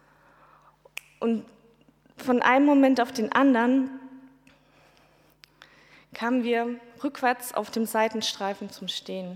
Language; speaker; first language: German; native; German